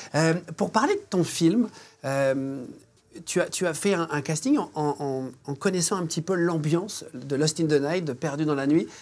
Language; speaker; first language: French; native; French